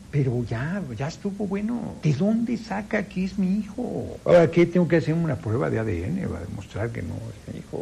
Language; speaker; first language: Spanish; native; Spanish